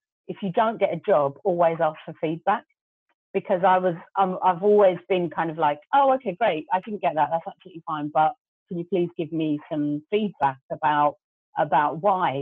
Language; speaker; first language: English; non-native, local second language; Gujarati